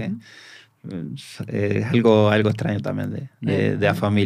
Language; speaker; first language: Portuguese; non-native, learner; Spanish